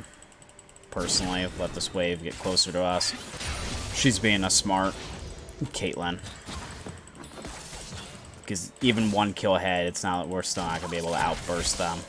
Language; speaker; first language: English; native; English